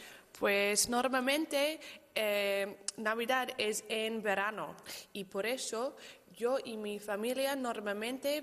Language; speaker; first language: Spanish; non-native, learner; English